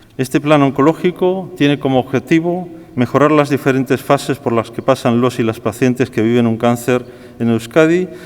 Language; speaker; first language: Spanish; native; Spanish